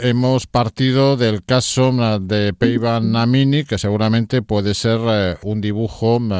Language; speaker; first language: Spanish; native; Spanish